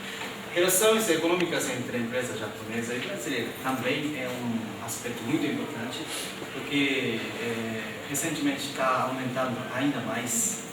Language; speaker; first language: Portuguese; non-native, fluent; Japanese